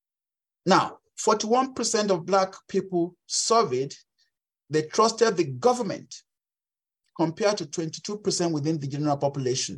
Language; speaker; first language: English; non-native, local second language; Yoruba